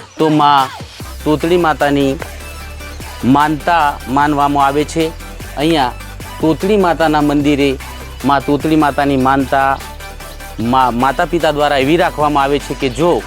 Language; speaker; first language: Gujarati; native; Gujarati